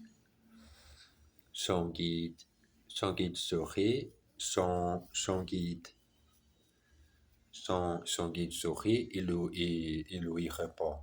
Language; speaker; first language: French; non-native, learner; German